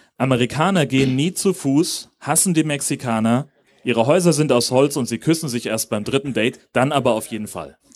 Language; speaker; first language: German; native; German